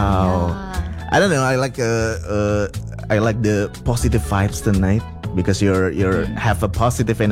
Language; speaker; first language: English; non-native, fluent; Indonesian